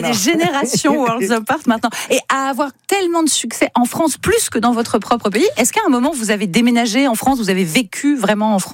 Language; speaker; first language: French; native; French